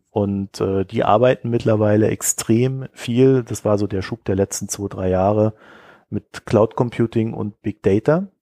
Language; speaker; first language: German; native; German